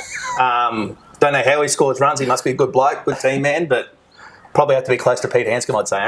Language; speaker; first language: English; native; English